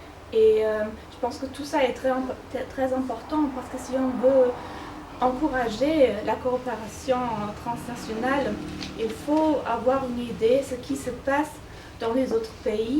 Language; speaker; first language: French; non-native, fluent; German